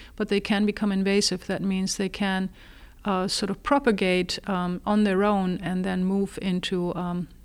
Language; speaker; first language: English; non-native, fluent; German